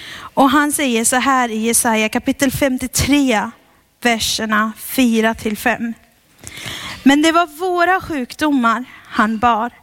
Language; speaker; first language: Swedish; early bilingual, heritage; Swedish